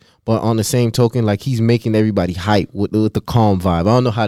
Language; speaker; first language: English; native; English